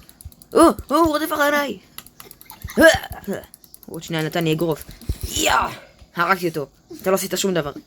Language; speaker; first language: Hebrew; native; Hebrew